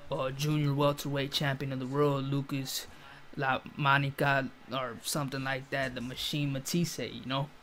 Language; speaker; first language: English; native; English